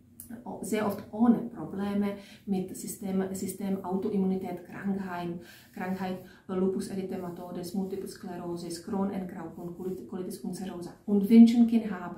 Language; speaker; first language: German; non-native, fluent; Czech